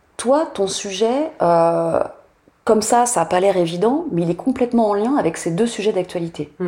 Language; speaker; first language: French; native; French